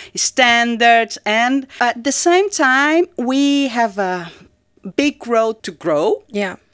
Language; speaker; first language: English; non-native, fluent; Portuguese